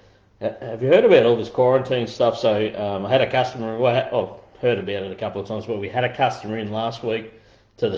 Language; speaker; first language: English; native; English